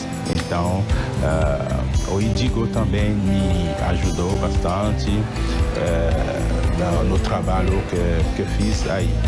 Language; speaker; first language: Portuguese; non-native, fluent; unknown